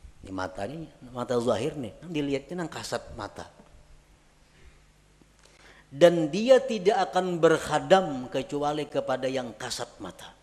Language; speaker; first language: Indonesian; non-native, local second language; Banjar